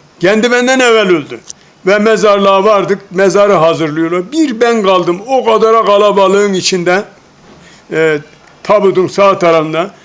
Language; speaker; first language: Turkish; native; Turkish